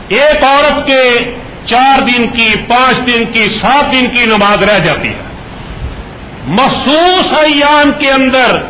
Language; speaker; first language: Urdu; native; Urdu